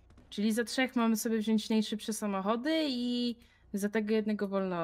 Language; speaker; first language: Polish; native; Polish